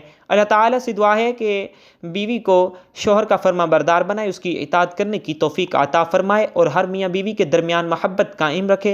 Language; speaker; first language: Urdu; native; Urdu